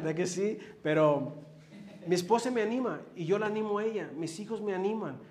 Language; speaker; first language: Spanish; early bilingual, heritage; Spanish